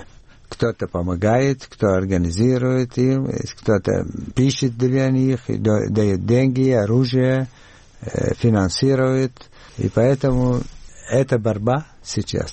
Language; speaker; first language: Russian; non-native, learner; Arabic